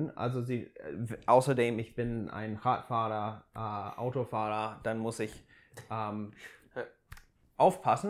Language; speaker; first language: German; non-native, fluent; English